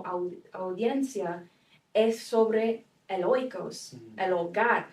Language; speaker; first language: Spanish; non-native, fluent; English